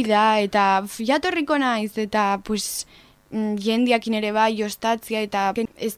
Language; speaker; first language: Basque; non-native, learner; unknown